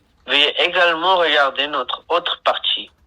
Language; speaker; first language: French; non-native, learner; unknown